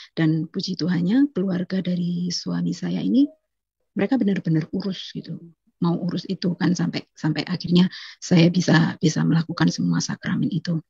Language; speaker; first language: Indonesian; native; Indonesian